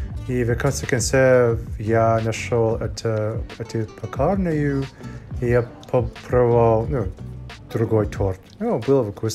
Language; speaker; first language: Russian; non-native, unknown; English